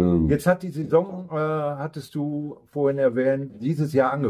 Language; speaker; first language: German; native; German